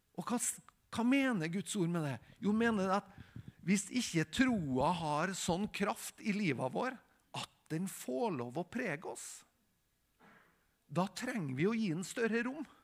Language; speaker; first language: Norwegian; native; Norwegian